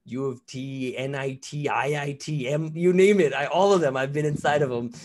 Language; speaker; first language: English; native; English